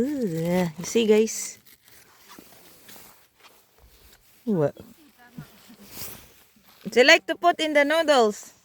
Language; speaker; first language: English; non-native, local second language; Cebuano